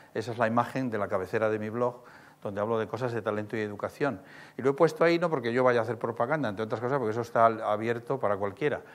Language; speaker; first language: Spanish; native; Spanish